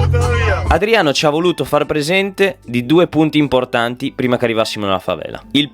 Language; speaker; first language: Italian; native; Italian